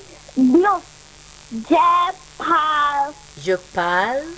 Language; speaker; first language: French; non-native, learner; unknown